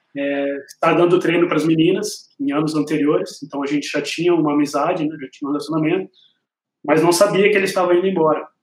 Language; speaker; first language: Portuguese; native; Portuguese